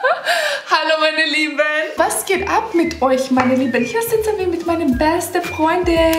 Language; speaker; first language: German; non-native, learner; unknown